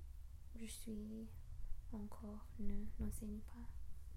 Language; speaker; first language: French; non-native, learner; English